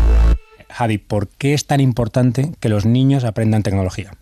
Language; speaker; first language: Spanish; native; Spanish